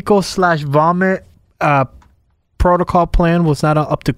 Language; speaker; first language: English; native; English